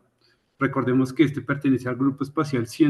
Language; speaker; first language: Spanish; native; Spanish